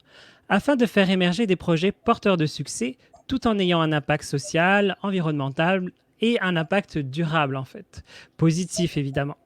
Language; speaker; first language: French; native; French